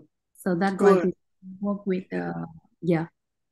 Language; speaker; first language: English; non-native, learner; Vietnamese